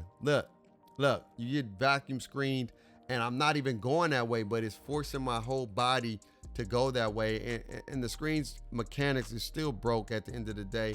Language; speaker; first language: English; native; English